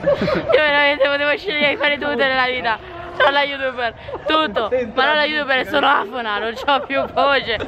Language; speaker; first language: Italian; native; Italian